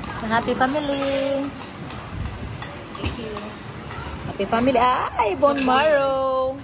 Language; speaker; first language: English; non-native, local second language; Filipino